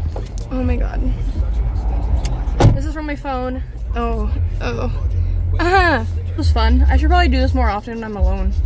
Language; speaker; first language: English; native; English